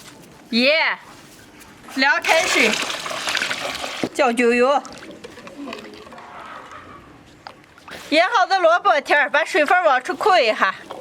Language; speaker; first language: Chinese; native; Chinese